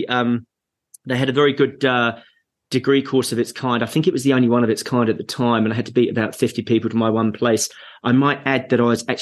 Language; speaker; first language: English; native; English